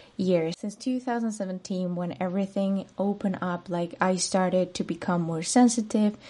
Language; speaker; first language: English; non-native, fluent; Spanish